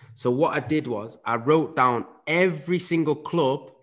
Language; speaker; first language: English; native; English